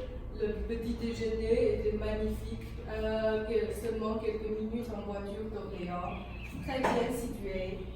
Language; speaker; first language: French; non-native, fluent; Chinese